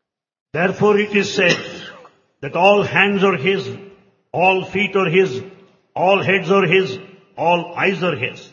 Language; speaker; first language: English; non-native, local second language; Telugu